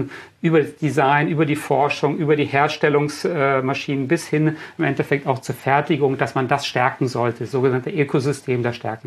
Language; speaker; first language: German; native; German